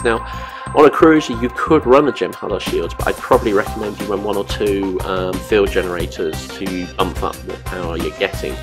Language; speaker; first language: English; native; English